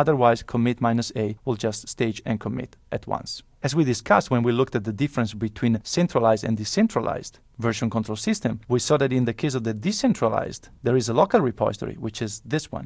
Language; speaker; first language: English; non-native, fluent; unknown